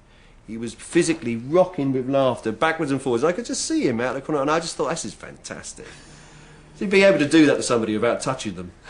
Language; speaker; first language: English; native; English